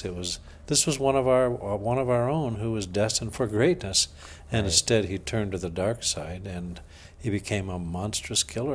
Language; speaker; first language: English; native; English